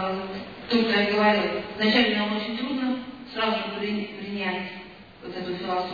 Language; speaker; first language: Russian; native; Russian